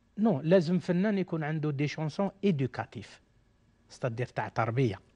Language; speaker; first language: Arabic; native; Arabic